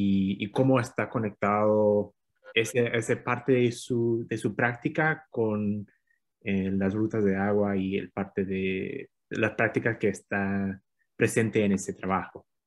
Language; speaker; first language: Spanish; non-native, fluent; English